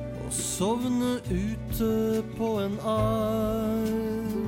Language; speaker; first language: Norwegian; native; Norwegian